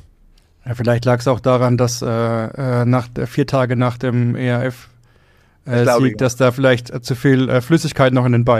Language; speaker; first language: German; native; German